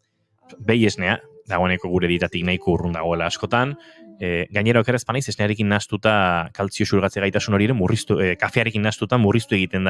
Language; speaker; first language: Basque; native; Basque